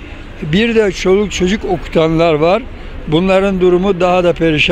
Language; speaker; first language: Turkish; native; Turkish